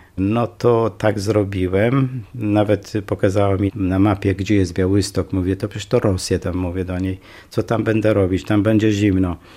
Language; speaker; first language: Polish; non-native, fluent; Kurdish